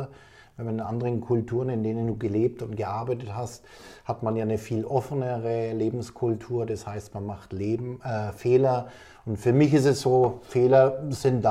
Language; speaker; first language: German; native; German